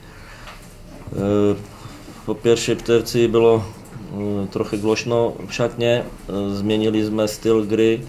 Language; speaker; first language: Polish; non-native, learner; Czech